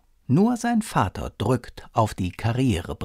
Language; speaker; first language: German; native; German